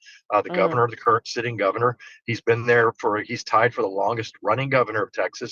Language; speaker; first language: English; native; English